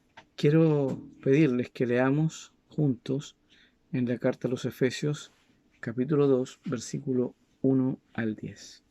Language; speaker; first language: Spanish; native; Spanish